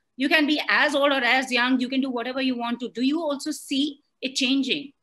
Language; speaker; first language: English; non-native, local second language; Hindi